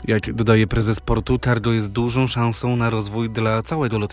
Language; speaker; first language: Polish; native; Polish